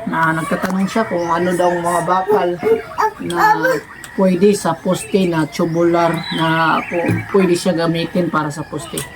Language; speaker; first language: Filipino; non-native, local second language; Cebuano